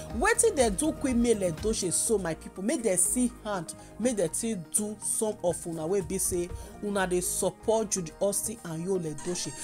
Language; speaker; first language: Nigerian Pidgin; native; Nigerian Pidgin